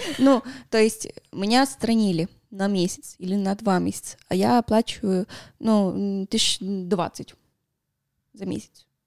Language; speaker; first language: Russian; non-native, fluent; Spanish